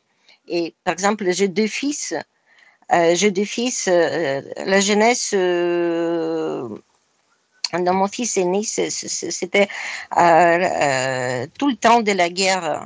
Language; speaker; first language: French; non-native, fluent; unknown